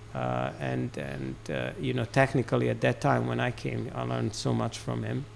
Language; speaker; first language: English; non-native, fluent; Serbian